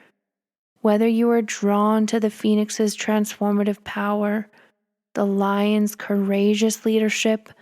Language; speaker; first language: English; native; English